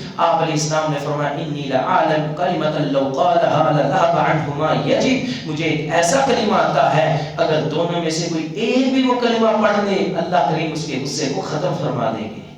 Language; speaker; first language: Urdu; non-native, local second language; Punjabi